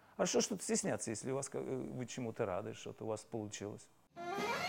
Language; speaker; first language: Russian; native; Russian